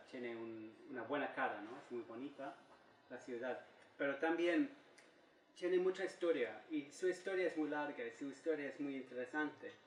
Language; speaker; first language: Spanish; non-native, learner; English